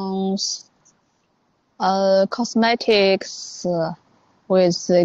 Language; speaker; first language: English; non-native, learner; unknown